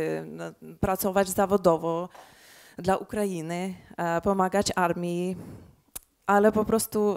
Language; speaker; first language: Polish; early bilingual, heritage; Polish